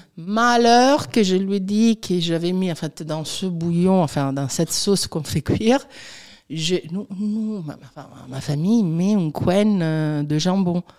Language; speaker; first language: French; non-native, fluent; Italian